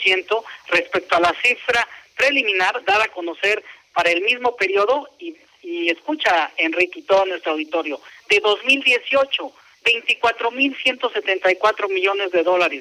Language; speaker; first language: Spanish; native; Spanish